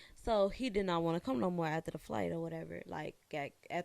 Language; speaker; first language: English; native; English